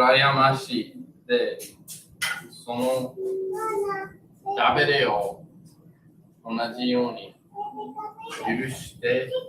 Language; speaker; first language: Japanese; non-native, learner; English